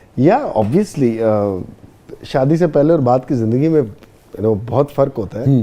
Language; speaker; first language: Urdu; non-native, local second language; Pashto